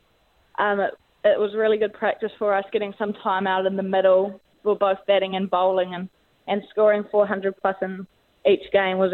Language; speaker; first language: English; native; English